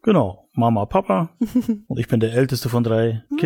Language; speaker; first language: German; native; German